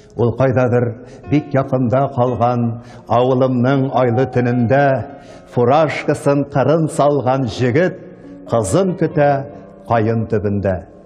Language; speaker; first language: Tatar; native; Tatar